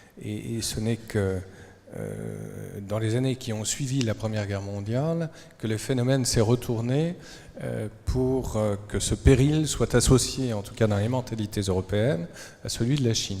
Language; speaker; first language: French; native; French